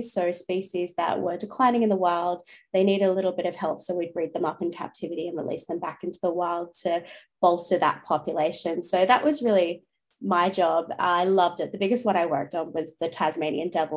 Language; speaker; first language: English; native; English